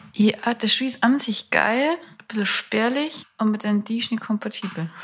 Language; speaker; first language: German; native; German